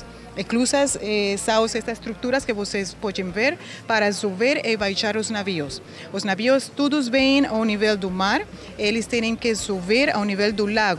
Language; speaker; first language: Portuguese; non-native, learner; Spanish